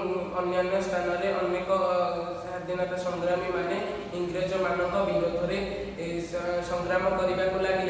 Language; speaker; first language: Hindi; non-native, local second language; Odia